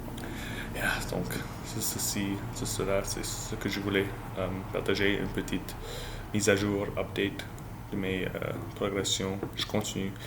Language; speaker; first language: French; non-native, learner; English